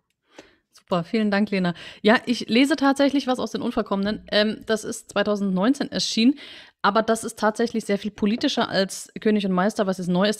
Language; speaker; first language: German; native; German